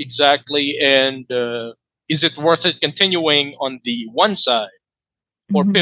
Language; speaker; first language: English; non-native, local second language; Filipino